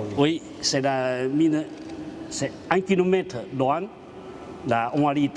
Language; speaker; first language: French; non-native, learner; Chinese